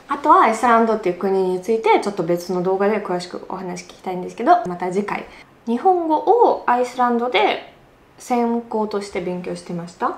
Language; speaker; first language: Japanese; non-native, fluent; Russian